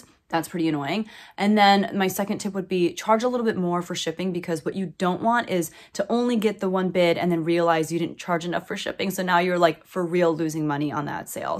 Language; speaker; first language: English; native; English